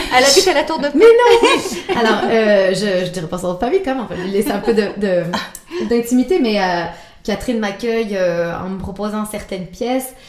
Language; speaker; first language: French; native; French